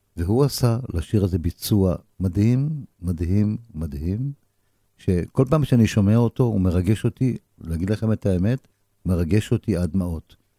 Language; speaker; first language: Hebrew; native; Hebrew